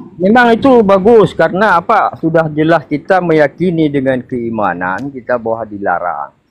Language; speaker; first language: Indonesian; non-native, local second language; Achinese